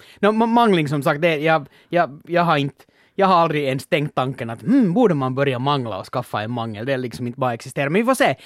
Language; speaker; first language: Swedish; native; Swedish